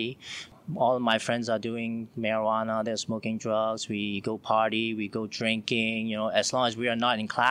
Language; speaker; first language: English; non-native, local second language; Cantonese